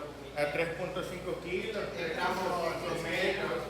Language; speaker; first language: Spanish; native; Spanish